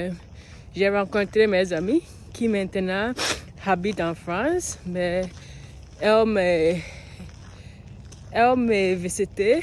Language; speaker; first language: French; non-native, learner; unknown